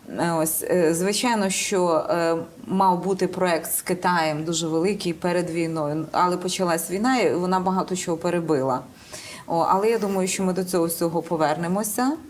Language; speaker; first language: Ukrainian; native; Ukrainian